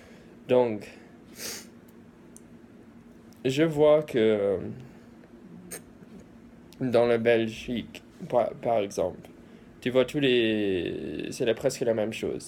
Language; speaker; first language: French; early bilingual, heritage; English